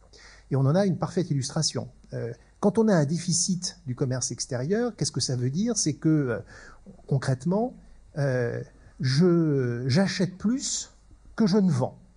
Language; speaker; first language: French; native; French